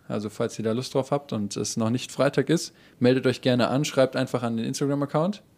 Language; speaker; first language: German; native; German